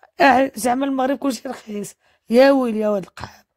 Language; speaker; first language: Arabic; early bilingual, heritage; French